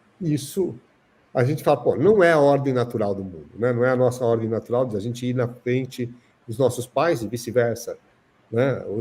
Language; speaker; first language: Portuguese; native; Portuguese